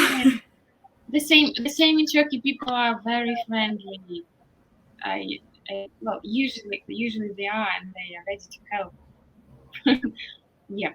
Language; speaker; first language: English; non-native, fluent; Russian